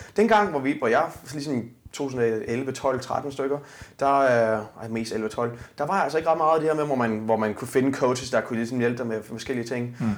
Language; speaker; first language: Danish; native; Danish